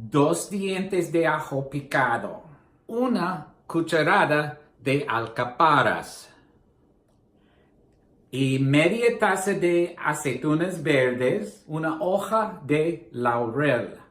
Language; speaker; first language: Spanish; non-native, learner; English